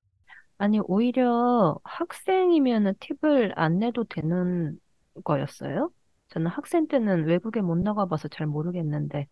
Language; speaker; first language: Korean; non-native, learner; Japanese